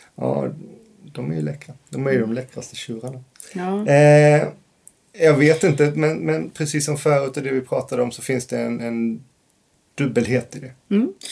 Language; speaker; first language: Swedish; native; Swedish